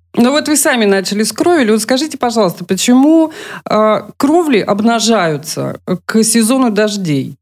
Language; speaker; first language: Russian; native; Russian